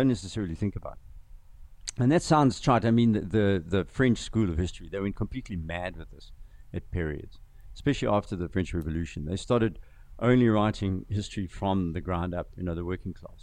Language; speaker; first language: English; non-native, local second language; Zulu